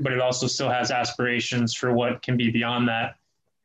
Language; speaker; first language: English; native; English